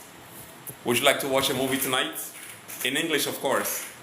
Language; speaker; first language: English; non-native, fluent; French